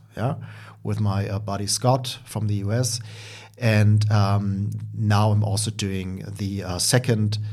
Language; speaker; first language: English; non-native, fluent; German